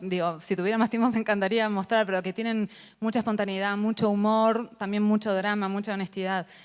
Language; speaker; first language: Spanish; native; Spanish